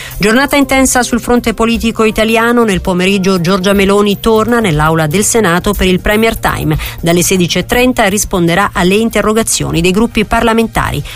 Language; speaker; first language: Italian; native; Italian